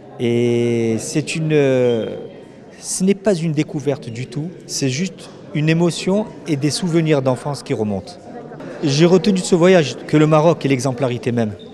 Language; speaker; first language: French; native; French